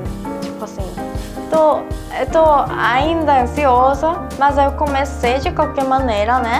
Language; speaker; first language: Portuguese; non-native, fluent; Korean